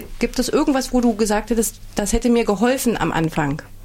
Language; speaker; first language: German; native; German